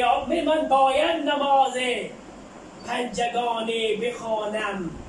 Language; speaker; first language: Persian; non-native, fluent; Urdu